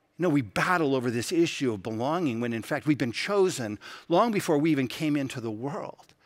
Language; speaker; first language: English; native; English